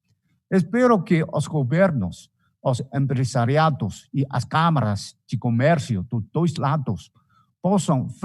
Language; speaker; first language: Portuguese; non-native, fluent; Chinese